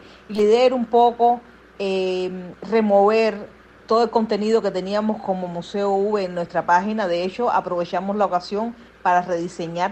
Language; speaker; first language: Spanish; native; Spanish